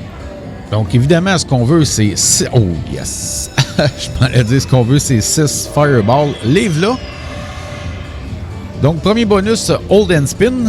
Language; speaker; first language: French; native; French